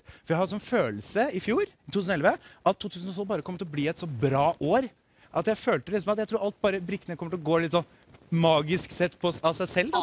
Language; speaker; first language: Norwegian; native; Norwegian